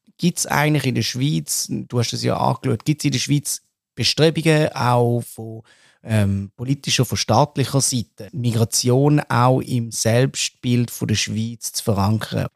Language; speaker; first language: German; native; German